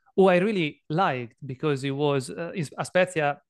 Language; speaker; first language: English; non-native, fluent; Italian